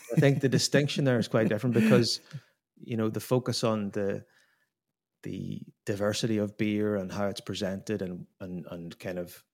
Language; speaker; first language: English; native; English